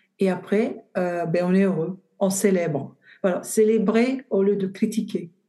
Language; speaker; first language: French; non-native, fluent; Italian